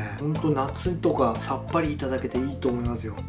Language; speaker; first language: Japanese; native; Japanese